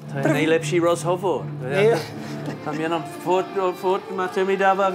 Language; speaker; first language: Czech; non-native, fluent; English